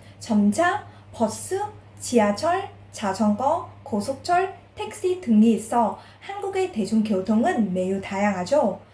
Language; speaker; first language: Korean; non-native, fluent; Vietnamese